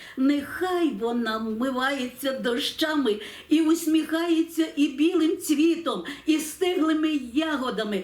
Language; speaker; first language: Ukrainian; native; Ukrainian